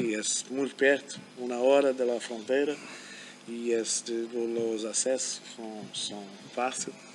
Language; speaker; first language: Portuguese; non-native, fluent; German